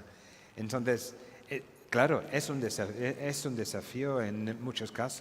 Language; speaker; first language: Spanish; non-native, fluent; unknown